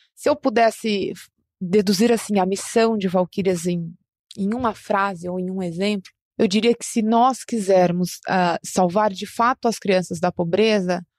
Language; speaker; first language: Portuguese; native; Portuguese